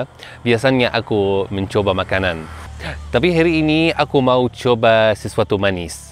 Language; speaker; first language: Indonesian; non-native, learner; Arabic